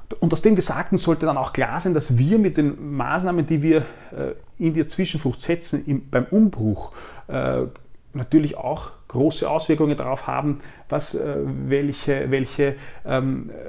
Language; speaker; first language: German; native; German